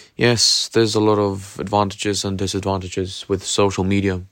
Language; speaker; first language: English; non-native, fluent; Norwegian